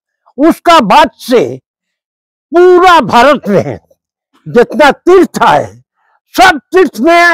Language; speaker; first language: Hindi; non-native, local second language; Bangla